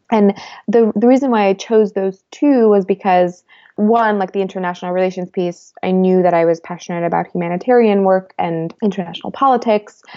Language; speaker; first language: English; early bilingual, other home language; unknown